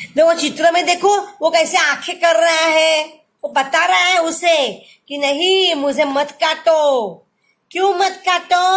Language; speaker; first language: Hindi; non-native, local second language; Marathi